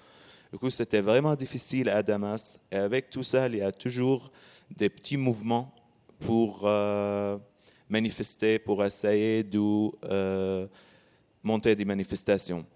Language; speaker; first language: French; non-native, learner; Arabic